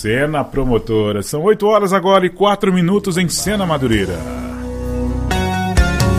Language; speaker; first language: Portuguese; native; Portuguese